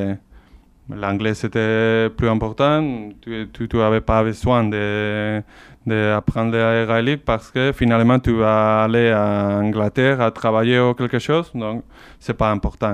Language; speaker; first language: French; non-native, fluent; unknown